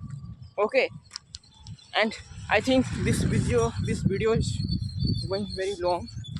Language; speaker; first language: English; non-native, learner; Hindi